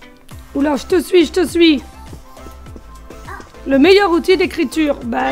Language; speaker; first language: French; native; French